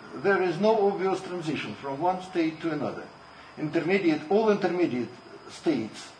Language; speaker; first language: English; non-native, fluent; Russian